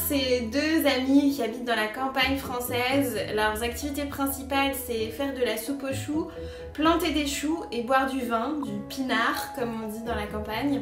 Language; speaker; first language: French; native; French